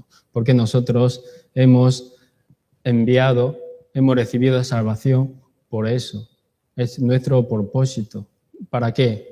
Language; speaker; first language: Spanish; non-native, learner; Chinese